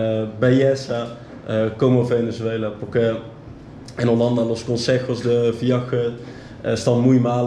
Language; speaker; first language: Spanish; non-native, learner; Dutch